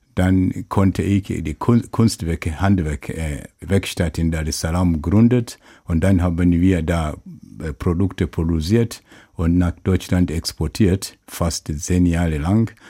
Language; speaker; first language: German; non-native, learner; Swahili